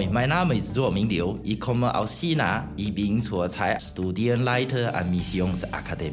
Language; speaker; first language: German; non-native, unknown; Chinese